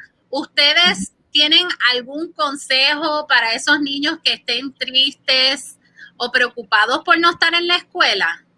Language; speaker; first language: Spanish; early bilingual, heritage; Spanish